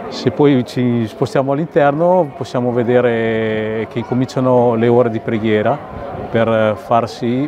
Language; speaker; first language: Italian; early bilingual, other home language; Khmer